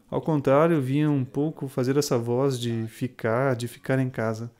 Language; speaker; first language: Portuguese; non-native, fluent; Italian